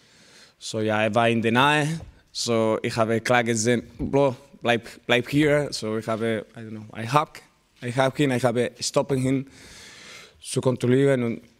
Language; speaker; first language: German; non-native, learner; Spanish